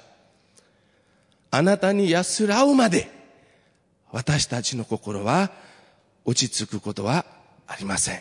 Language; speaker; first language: Japanese; non-native, fluent; Nepali